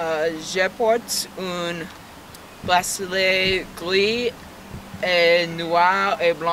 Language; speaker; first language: French; non-native, learner; English